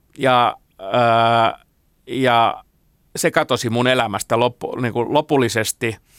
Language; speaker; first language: Finnish; non-native, local second language; Swedish